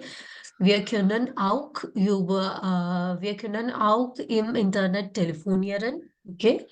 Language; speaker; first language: German; non-native, fluent; Malayalam